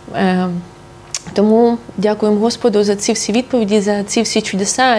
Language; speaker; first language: Ukrainian; non-native, local second language; Russian